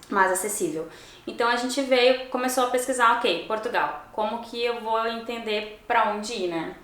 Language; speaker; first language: Portuguese; native; Portuguese